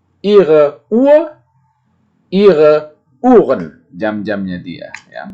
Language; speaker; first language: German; non-native, fluent; Indonesian